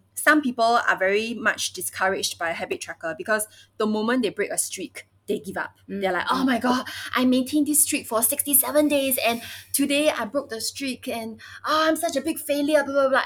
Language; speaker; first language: English; early bilingual, other home language; Chinese